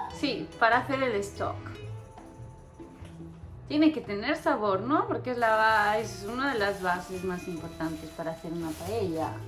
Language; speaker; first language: Spanish; non-native, fluent; Turkish